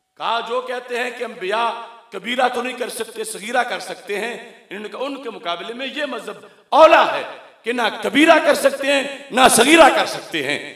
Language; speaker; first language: Urdu; non-native, local second language; Punjabi